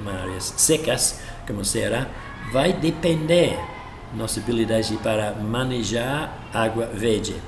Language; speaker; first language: Portuguese; non-native, fluent; English